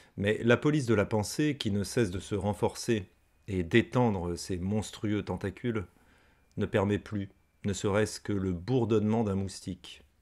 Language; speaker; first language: French; native; French